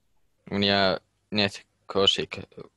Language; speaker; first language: Russian; non-native, learner; Finnish